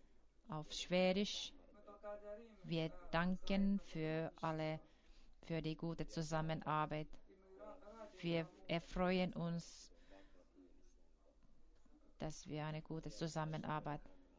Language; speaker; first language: German; non-native, fluent; Finnish